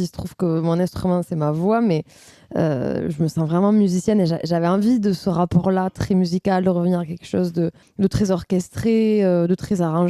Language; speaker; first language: French; native; French